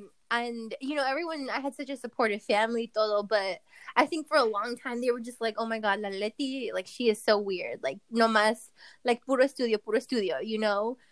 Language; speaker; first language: English; early bilingual, other home language; Spanish